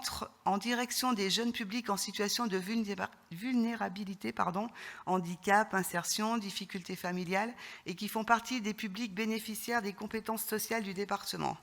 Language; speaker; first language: French; native; French